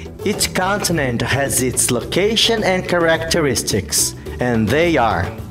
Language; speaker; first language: English; non-native, fluent; Portuguese